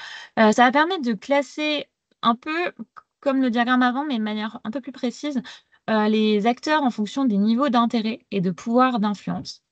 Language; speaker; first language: French; native; French